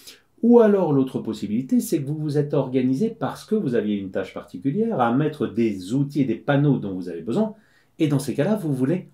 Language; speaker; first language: French; native; French